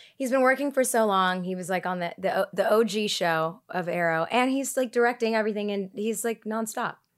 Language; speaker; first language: English; early bilingual, other home language; Tigrinya